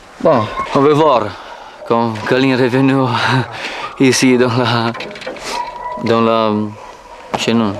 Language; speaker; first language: French; non-native, learner; Romanian